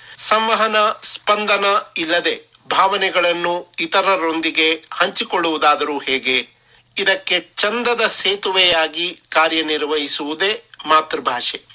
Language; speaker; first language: Kannada; non-native, local second language; Marathi